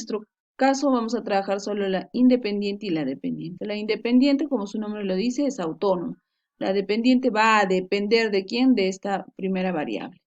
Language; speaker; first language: Spanish; native; Spanish